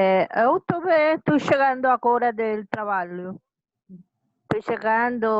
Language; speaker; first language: Portuguese; non-native, learner; Spanish